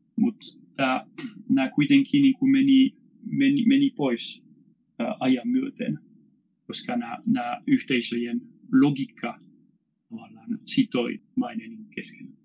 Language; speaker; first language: Finnish; non-native, fluent; French